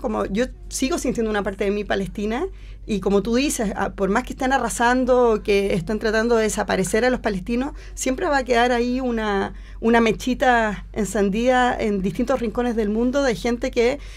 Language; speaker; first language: Spanish; native; Spanish